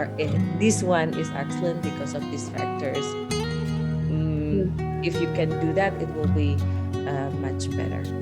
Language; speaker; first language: English; non-native, fluent; Indonesian